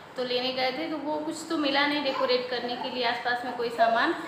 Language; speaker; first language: Hindi; native; Hindi